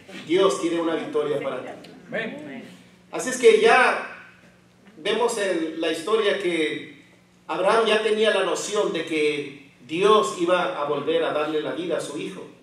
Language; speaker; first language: Spanish; native; Spanish